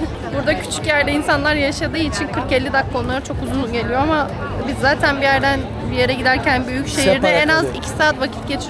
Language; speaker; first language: Turkish; native; Turkish